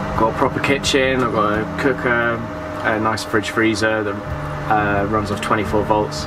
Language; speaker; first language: English; native; English